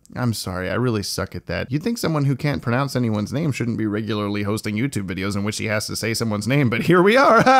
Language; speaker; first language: English; native; English